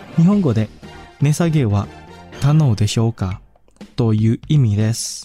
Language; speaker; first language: Japanese; non-native, fluent; Indonesian